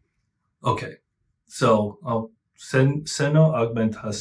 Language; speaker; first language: Spanish; non-native, learner; English